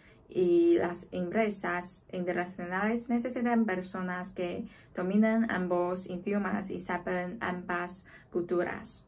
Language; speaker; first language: Spanish; non-native, fluent; Chinese